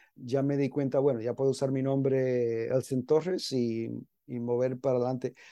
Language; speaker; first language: Spanish; early bilingual, heritage; Spanish